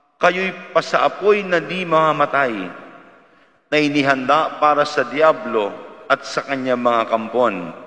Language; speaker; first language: Filipino; native; Filipino